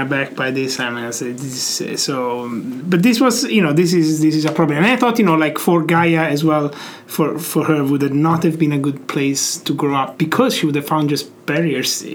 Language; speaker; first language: English; non-native, fluent; Italian